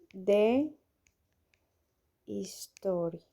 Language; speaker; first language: English; non-native, learner; Spanish